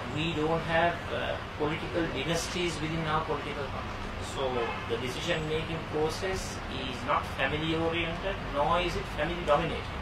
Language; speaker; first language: English; non-native, local second language; Sinhala